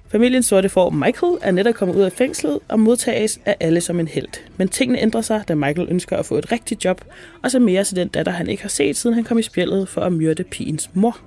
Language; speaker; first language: Danish; native; Danish